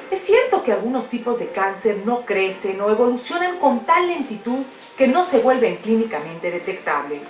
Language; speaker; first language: Spanish; native; Spanish